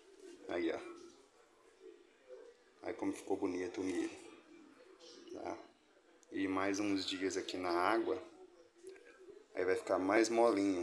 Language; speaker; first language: Portuguese; native; Portuguese